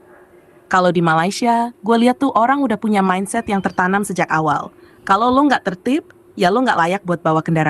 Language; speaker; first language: Indonesian; native; Indonesian